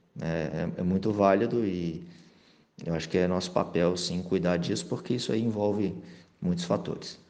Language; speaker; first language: Portuguese; native; Portuguese